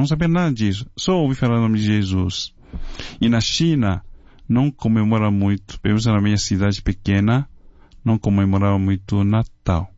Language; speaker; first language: Portuguese; non-native, fluent; Chinese